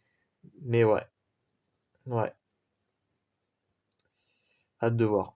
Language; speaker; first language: French; native; French